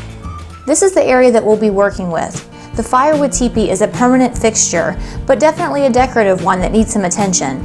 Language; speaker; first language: English; native; English